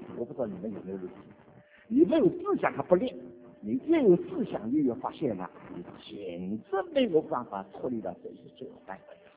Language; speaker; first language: Chinese; native; Chinese